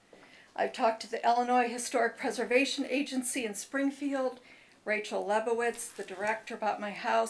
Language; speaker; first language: English; native; English